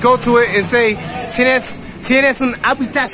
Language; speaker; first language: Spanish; non-native, learner; English